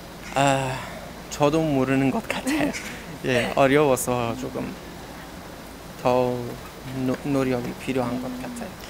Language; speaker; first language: Korean; non-native, learner; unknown